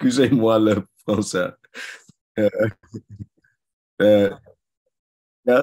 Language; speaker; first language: French; non-native, learner; Dutch